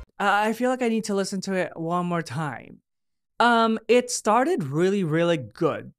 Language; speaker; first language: English; native; English